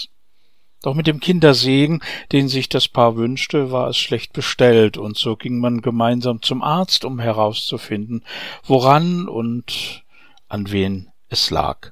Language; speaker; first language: German; native; German